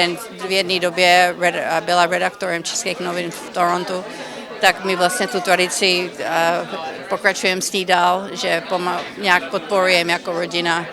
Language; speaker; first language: Czech; early bilingual, heritage; Czech